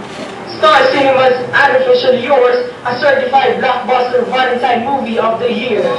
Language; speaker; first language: English; non-native, local second language; Filipino